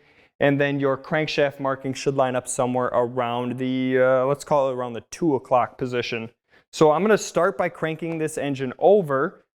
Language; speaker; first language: English; native; English